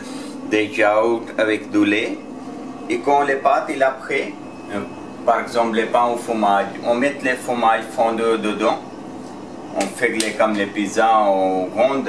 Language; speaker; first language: French; non-native, learner; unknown